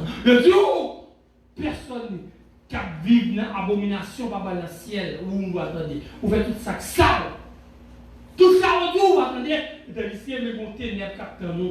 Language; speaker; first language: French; non-native, local second language; Haitian Creole